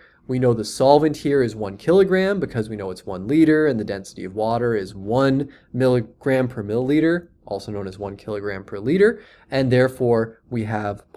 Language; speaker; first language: English; native; English